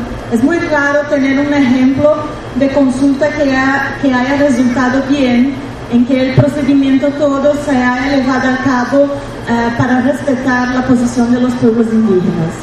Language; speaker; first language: Spanish; non-native, fluent; Portuguese